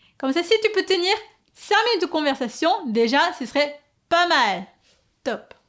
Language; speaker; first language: French; non-native, fluent; Korean